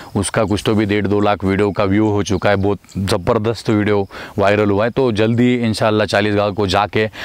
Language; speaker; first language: Hindi; non-native, local second language; Marathi